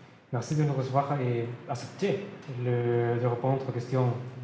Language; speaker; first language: French; non-native, learner; Spanish